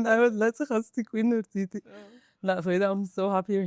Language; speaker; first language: Arabic; native; Arabic